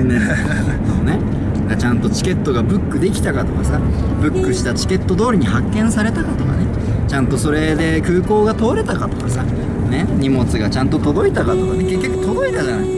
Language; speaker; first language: Japanese; native; Japanese